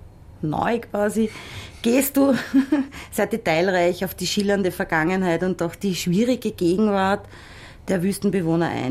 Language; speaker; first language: German; native; German